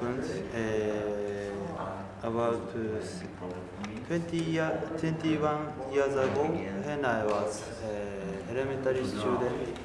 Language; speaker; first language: English; non-native, learner; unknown